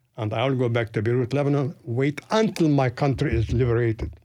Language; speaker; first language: English; non-native, fluent; Arabic